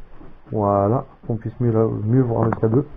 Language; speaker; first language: French; native; French